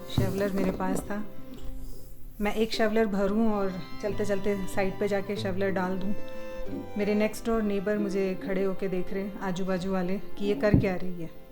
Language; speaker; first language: Hindi; native; Hindi